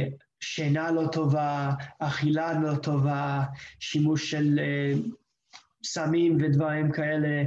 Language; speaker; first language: Hebrew; non-native, fluent; English